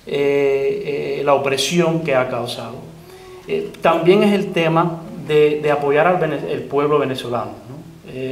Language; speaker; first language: Spanish; early bilingual, other home language; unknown